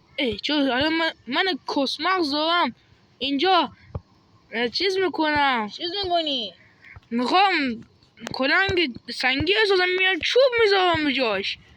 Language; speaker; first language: Persian; native; Persian